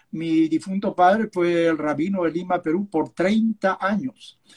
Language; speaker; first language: Spanish; non-native, local second language; Yiddish